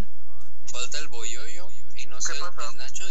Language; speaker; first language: Spanish; native; Spanish